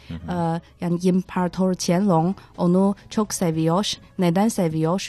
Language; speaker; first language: Turkish; non-native, fluent; Chinese